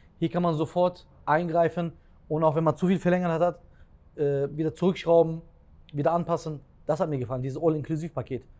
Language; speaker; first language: German; early bilingual, other home language; Turkish